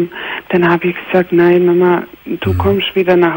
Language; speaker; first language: German; non-native, fluent; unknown